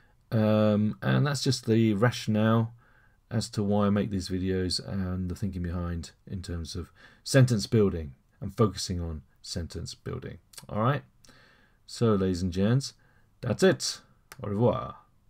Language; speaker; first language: English; native; English